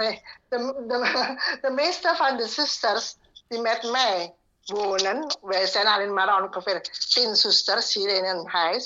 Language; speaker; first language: Dutch; non-native, learner; Indonesian